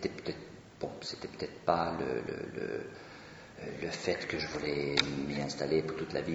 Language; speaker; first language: French; non-native, fluent; Swedish